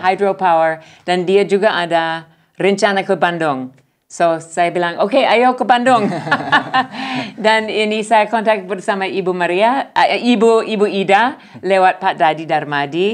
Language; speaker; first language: Indonesian; non-native, learner; English